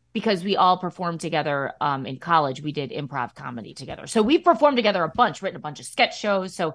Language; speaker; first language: English; native; English